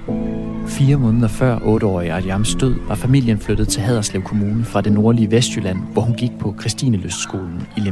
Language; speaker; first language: Danish; native; Danish